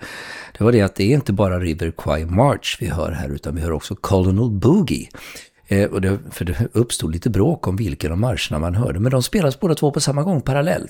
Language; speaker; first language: Swedish; native; Swedish